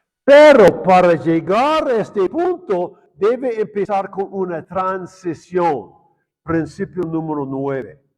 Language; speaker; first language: Spanish; non-native, fluent; English